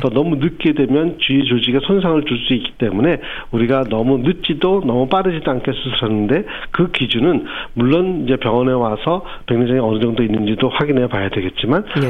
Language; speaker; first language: Korean; native; Korean